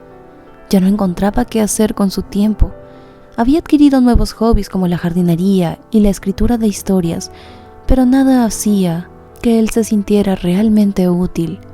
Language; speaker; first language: Spanish; native; Spanish